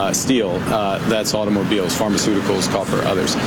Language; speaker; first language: English; native; English